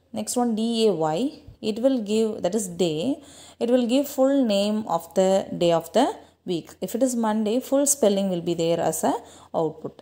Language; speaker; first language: English; non-native, local second language; Tamil